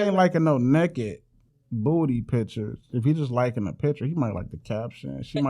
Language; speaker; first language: English; native; English